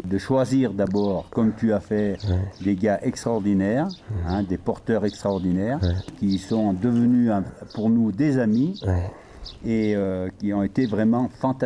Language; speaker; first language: French; native; French